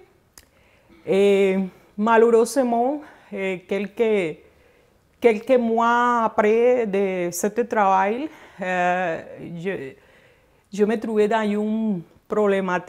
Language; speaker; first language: French; non-native, fluent; Spanish